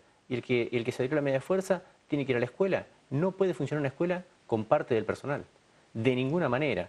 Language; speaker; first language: Spanish; native; Spanish